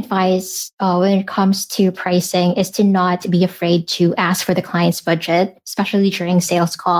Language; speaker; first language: English; non-native, local second language; Filipino